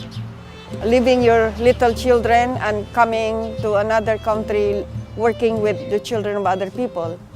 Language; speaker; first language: English; non-native, fluent; Filipino